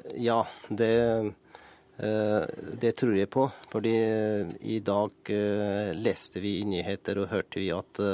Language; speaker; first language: Norwegian; non-native, fluent; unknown